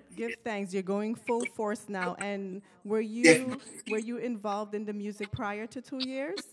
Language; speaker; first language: English; native; English